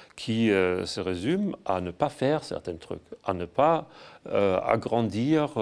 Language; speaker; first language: French; non-native, fluent; German